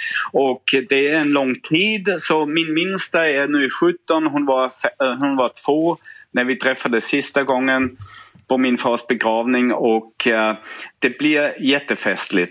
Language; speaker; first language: Swedish; non-native, fluent; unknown